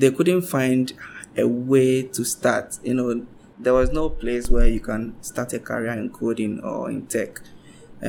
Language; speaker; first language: English; non-native, local second language; Ga